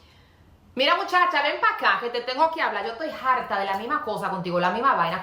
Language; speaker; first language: Spanish; native; Spanish